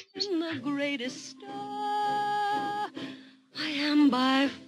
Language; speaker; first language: English; non-native, local second language; Jamaican Creole English